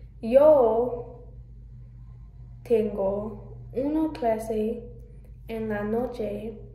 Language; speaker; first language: Spanish; non-native, learner; English